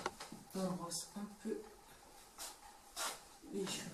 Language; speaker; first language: French; native; French